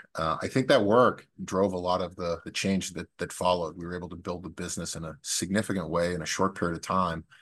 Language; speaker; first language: English; native; English